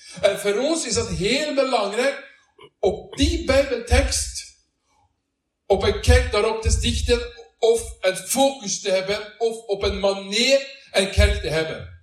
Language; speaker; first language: Dutch; non-native, learner; Norwegian